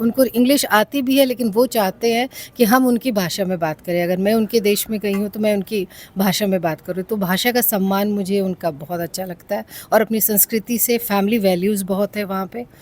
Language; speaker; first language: Hindi; native; Hindi